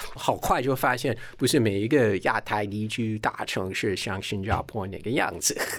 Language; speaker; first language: Chinese; non-native, fluent; English